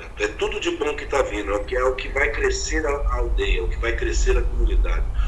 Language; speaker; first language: Portuguese; native; Portuguese